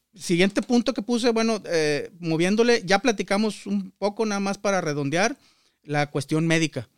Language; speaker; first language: Spanish; native; Spanish